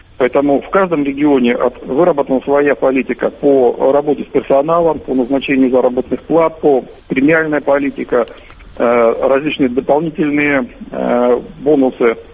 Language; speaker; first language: Russian; native; Russian